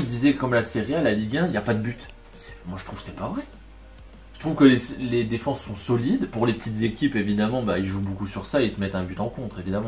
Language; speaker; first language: French; native; French